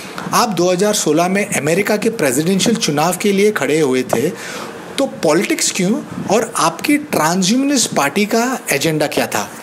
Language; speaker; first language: Hindi; native; Hindi